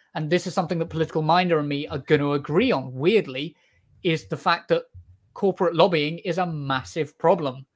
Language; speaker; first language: English; native; English